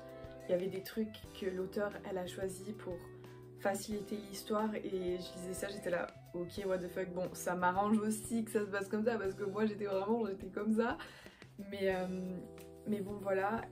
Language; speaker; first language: French; native; French